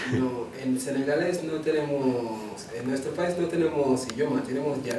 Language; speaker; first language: Spanish; non-native, local second language; Wolof